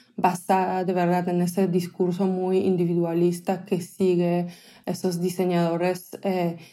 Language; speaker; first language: Spanish; non-native, fluent; Hebrew